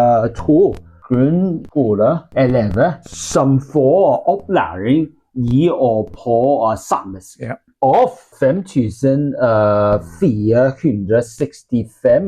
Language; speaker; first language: Norwegian; non-native, learner; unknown